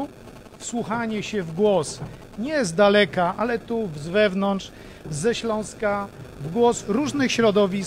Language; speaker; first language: Polish; native; Polish